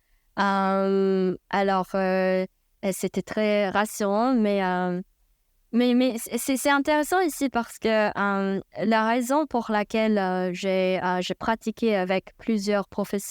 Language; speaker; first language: French; non-native, fluent; Chinese